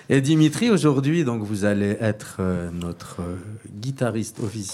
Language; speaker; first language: French; native; French